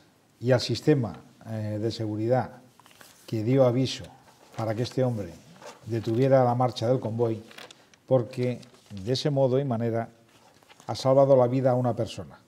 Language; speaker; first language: Spanish; native; Spanish